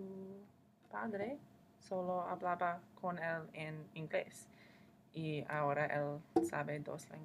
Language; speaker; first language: Spanish; non-native, learner; English